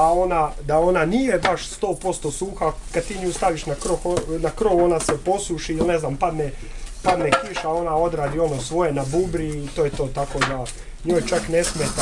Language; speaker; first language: Croatian; native; Croatian